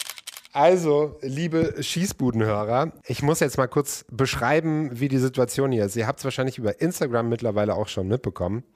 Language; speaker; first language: German; native; German